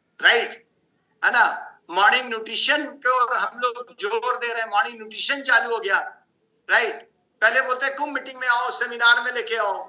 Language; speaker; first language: Hindi; native; Hindi